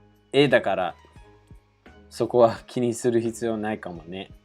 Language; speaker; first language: Japanese; non-native, fluent; English